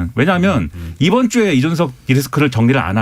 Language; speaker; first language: Korean; native; Korean